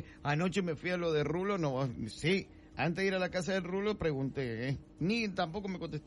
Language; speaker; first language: Spanish; native; Spanish